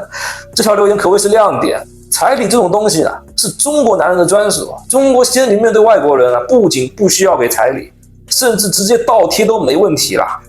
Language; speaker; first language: Chinese; native; Chinese